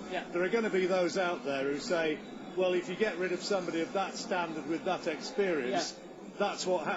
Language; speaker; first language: English; native; English